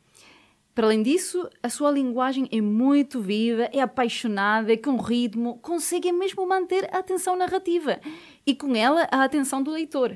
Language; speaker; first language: Portuguese; native; Portuguese